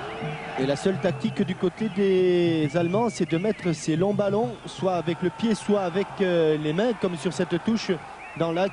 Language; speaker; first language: French; native; French